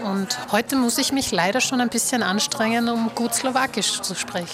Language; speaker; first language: German; early bilingual, other home language; Slovak